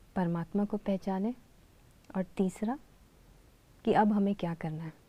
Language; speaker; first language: Hindi; native; Hindi